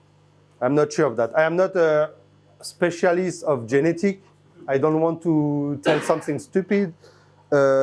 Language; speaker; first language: English; non-native, fluent; French